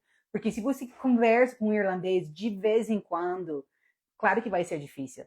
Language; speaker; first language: Portuguese; non-native, fluent; English